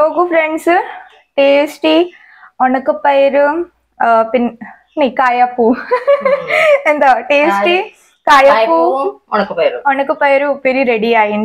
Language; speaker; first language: Malayalam; non-native, learner; Hindi